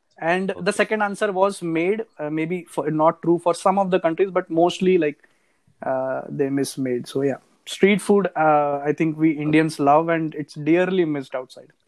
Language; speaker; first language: English; non-native, local second language; Hindi